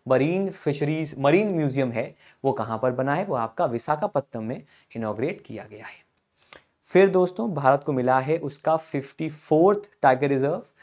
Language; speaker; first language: Hindi; native; Hindi